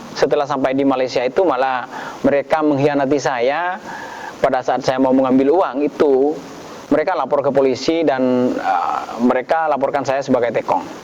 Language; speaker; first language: Indonesian; non-native, local second language; Madurese